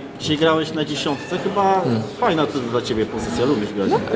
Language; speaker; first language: Polish; native; Polish